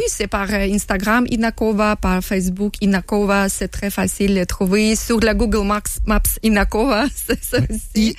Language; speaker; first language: French; non-native, learner; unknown